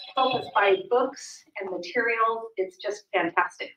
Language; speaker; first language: English; native; English